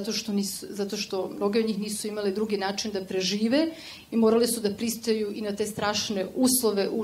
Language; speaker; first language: Serbian; native; Serbian